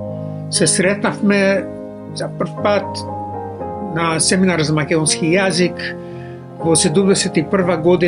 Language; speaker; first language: Macedonian; non-native, fluent; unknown